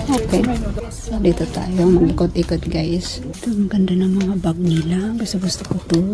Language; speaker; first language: Romanian; non-native, learner; Filipino